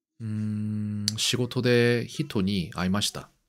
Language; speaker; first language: Japanese; non-native, learner; Korean